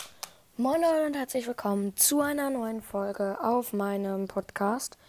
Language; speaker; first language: German; native; German